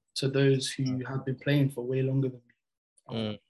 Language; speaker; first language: English; early bilingual, other home language; French